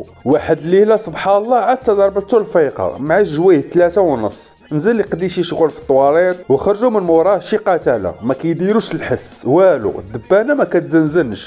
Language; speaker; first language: Arabic; native; Arabic